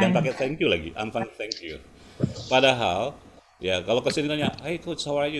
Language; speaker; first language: English; non-native, fluent; Indonesian